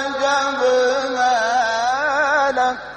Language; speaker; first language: Arabic; native; Arabic